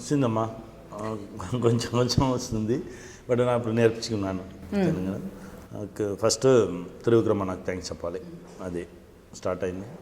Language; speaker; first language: Telugu; non-native, local second language; Tamil